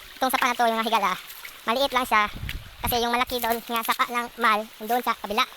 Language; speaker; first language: Filipino; non-native, local second language; Cebuano